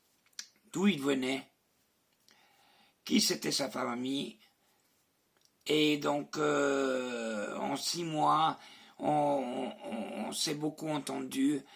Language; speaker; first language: French; non-native, fluent; Spanish